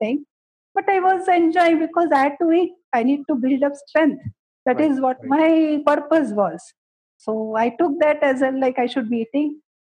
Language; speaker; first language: English; non-native, local second language; Kannada